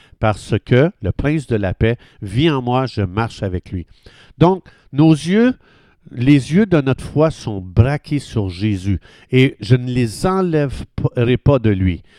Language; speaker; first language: French; native; French